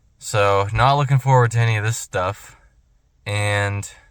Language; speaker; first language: English; native; English